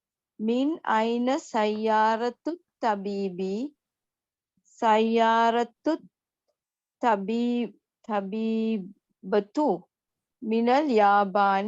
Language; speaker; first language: Arabic; non-native, learner; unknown